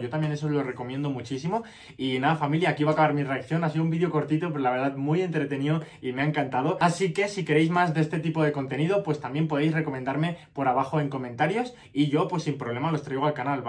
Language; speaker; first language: Spanish; native; Spanish